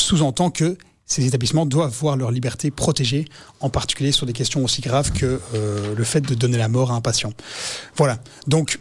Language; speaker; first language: French; native; French